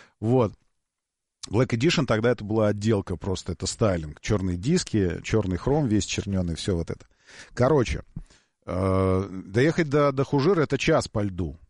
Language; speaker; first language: Russian; native; Russian